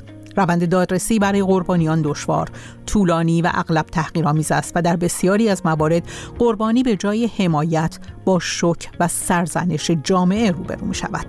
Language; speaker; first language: Persian; native; Persian